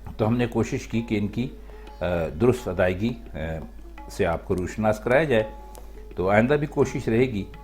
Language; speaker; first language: Urdu; native; Urdu